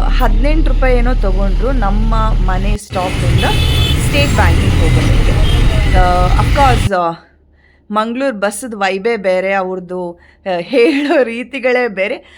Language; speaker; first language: Kannada; non-native, local second language; Tulu